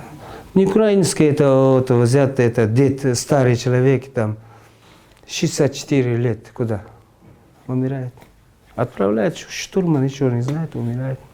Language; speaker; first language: Russian; non-native, learner; Uzbek